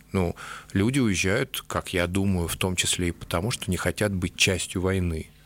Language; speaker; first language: Russian; native; Russian